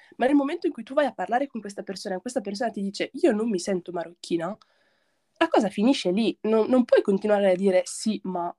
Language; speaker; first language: Italian; early bilingual, other home language; Arabic